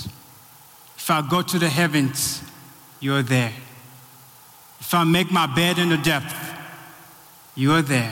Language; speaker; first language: English; non-native, local second language; Rundi